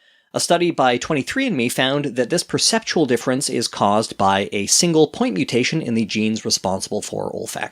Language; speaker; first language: English; native; English